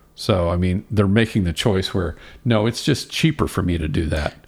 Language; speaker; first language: English; native; English